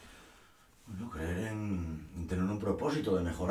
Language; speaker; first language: Spanish; native; Spanish